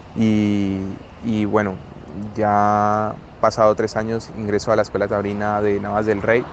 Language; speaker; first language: Spanish; native; Spanish